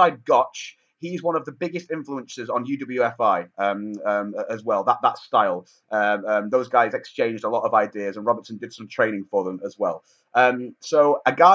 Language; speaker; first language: English; native; English